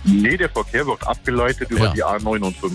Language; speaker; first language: German; native; German